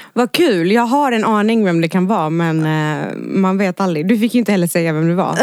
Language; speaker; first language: Swedish; early bilingual, other home language; Arabic